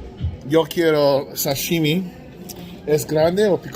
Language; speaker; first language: Spanish; non-native, learner; English